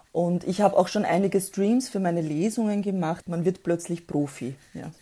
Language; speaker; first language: German; early bilingual, other home language; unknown